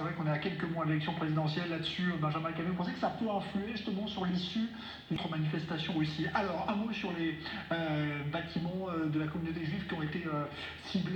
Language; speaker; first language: French; native; French